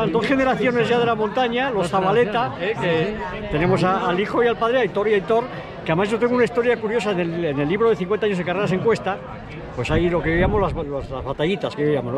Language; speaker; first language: Spanish; native; Spanish